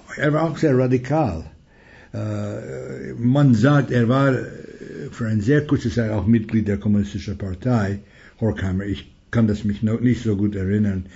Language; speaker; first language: German; non-native, fluent; Hungarian